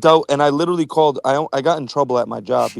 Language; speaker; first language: English; native; English